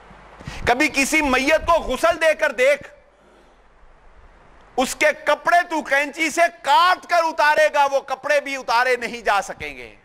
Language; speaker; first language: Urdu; non-native, local second language; Punjabi